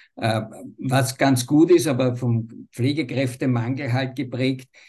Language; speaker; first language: German; native; German